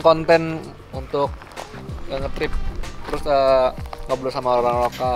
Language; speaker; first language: Indonesian; native; Indonesian